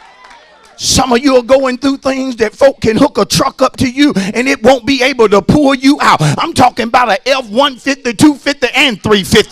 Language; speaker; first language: English; native; English